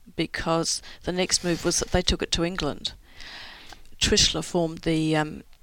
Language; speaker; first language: English; native; English